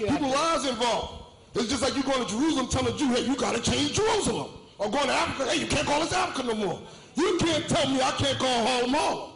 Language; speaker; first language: English; native; English